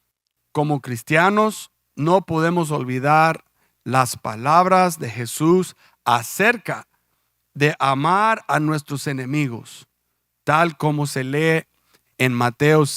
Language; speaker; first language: Spanish; early bilingual, heritage; Spanish